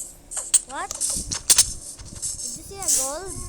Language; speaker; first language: English; non-native, local second language; Filipino